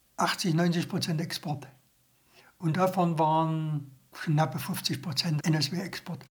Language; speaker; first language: German; native; German